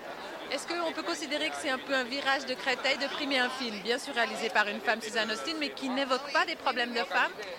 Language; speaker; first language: French; native; French